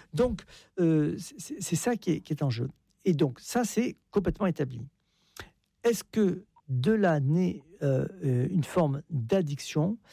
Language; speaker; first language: French; native; French